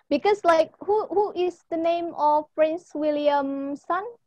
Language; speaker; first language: English; non-native, fluent; Indonesian